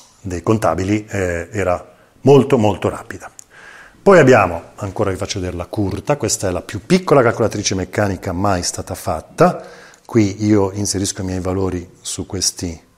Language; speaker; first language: Italian; native; Italian